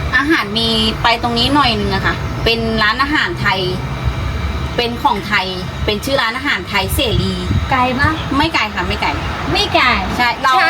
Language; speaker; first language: Thai; native; Thai